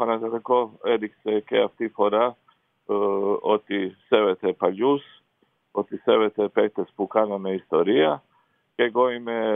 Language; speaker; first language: Greek; non-native, fluent; Croatian